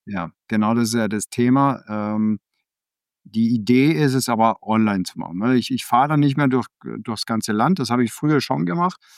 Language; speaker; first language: German; early bilingual, other home language; Danish